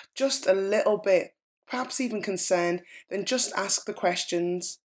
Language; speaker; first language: English; native; English